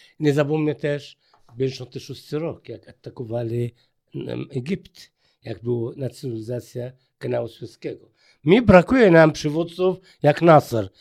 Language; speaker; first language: Polish; non-native, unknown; Arabic